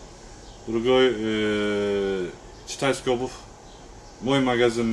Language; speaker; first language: Russian; non-native, local second language; Turkish